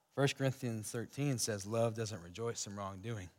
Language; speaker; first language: English; native; English